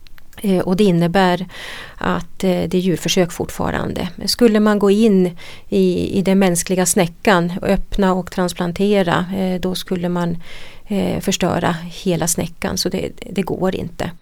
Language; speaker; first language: Swedish; native; Swedish